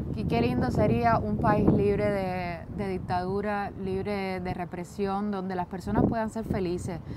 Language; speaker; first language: Spanish; native; Spanish